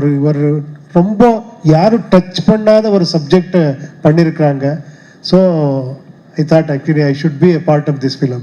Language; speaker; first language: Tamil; non-native, learner; Kannada